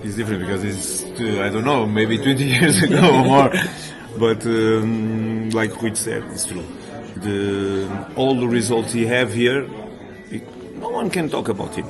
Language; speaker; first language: English; non-native, learner; Portuguese